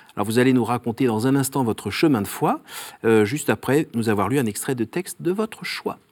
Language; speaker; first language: French; native; French